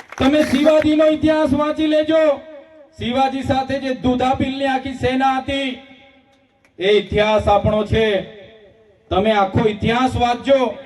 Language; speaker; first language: Gujarati; non-native, local second language; Vasavi